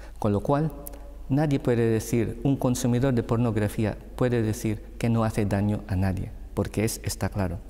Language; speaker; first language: Spanish; non-native, fluent; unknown